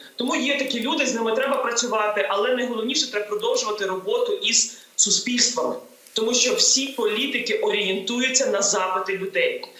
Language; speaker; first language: Ukrainian; native; Ukrainian